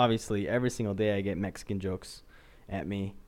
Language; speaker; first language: English; native; English